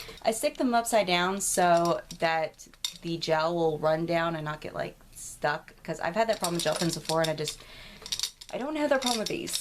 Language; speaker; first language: English; native; English